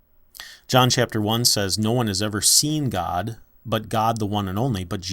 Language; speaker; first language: English; native; English